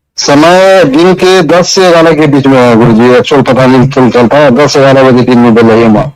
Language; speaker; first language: Hindi; native; Hindi